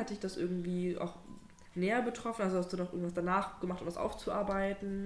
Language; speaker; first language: German; native; German